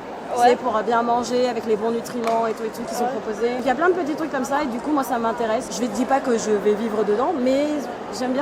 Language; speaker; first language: French; native; French